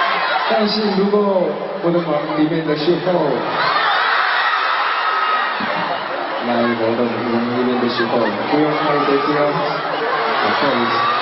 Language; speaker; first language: Chinese; non-native, learner; Korean